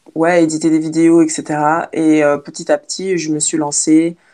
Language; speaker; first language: French; native; French